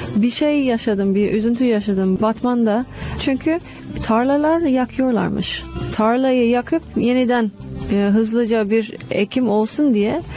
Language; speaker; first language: Turkish; non-native, fluent; English